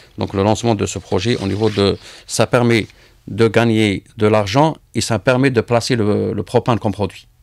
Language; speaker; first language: French; non-native, local second language; Arabic